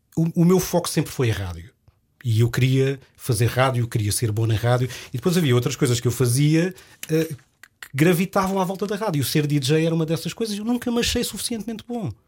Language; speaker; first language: Portuguese; native; Portuguese